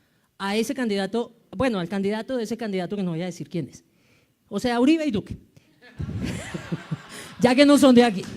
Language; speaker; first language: Spanish; native; Spanish